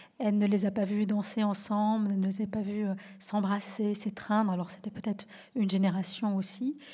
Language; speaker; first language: French; native; French